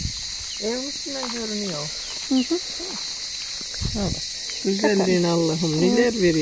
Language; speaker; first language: Turkish; native; Turkish